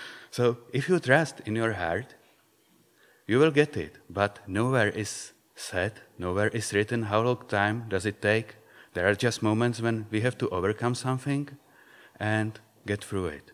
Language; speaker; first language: English; non-native, fluent; Czech